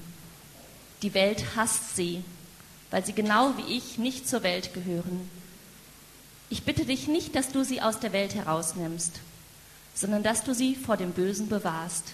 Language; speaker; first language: German; native; German